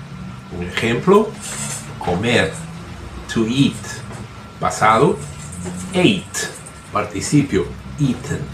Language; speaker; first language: Spanish; non-native, fluent; Portuguese